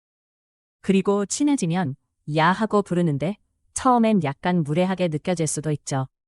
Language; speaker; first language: Korean; non-native, fluent; Chinese